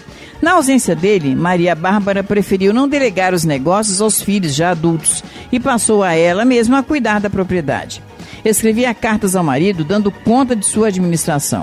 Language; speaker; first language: Portuguese; native; Portuguese